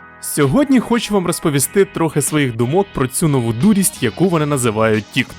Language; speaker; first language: Ukrainian; native; Ukrainian